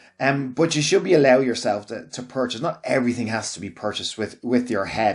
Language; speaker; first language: English; native; English